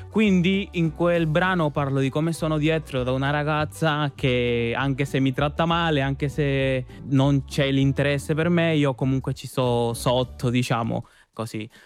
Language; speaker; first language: Italian; non-native, fluent; Spanish